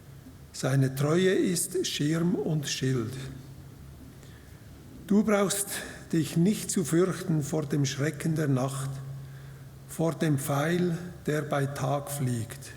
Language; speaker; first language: German; native; German